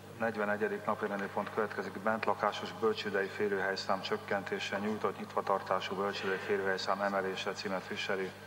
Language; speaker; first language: Hungarian; native; Hungarian